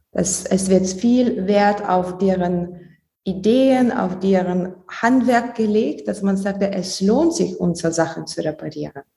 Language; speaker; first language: German; non-native, fluent; Lithuanian